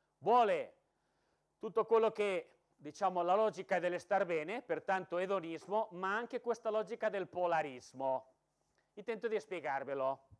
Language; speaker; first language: Italian; non-native, fluent; Catalan